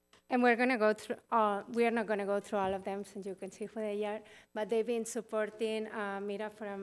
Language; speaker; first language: English; non-native, fluent; Spanish